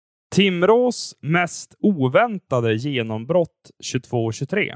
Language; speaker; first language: Swedish; native; Swedish